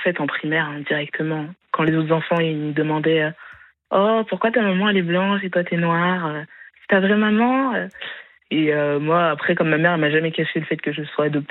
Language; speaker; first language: French; native; French